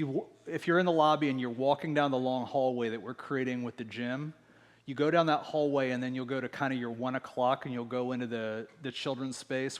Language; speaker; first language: English; native; English